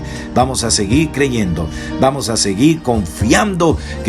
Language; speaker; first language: Spanish; native; Spanish